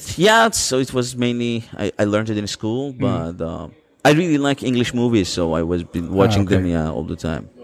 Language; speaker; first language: English; non-native, fluent; Azerbaijani